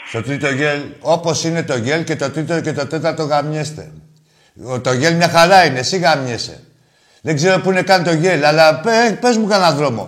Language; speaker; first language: Greek; native; Greek